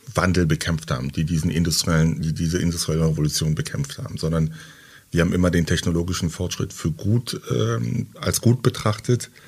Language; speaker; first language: German; early bilingual, other home language; French